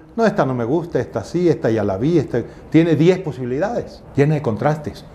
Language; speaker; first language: Spanish; native; Spanish